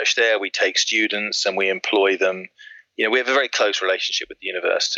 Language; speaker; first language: English; native; English